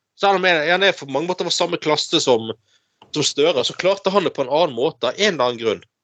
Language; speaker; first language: Norwegian; native; Norwegian